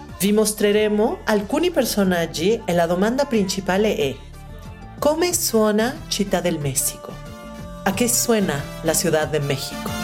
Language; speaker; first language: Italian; early bilingual, heritage; Spanish